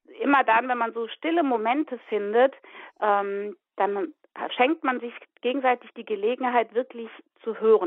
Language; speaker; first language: German; native; German